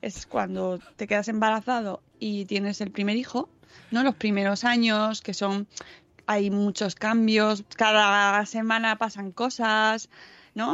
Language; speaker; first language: Spanish; native; Spanish